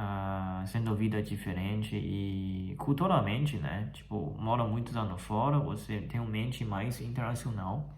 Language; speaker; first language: Portuguese; non-native, fluent; Chinese